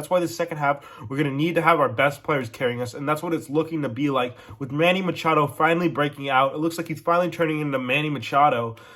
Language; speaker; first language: English; native; English